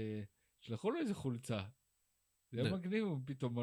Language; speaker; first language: Hebrew; native; Hebrew